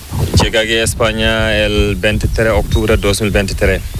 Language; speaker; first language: Spanish; non-native, learner; Fula